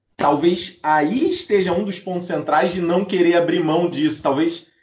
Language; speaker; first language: Portuguese; native; Portuguese